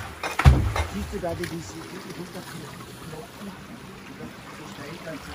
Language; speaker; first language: German; native; German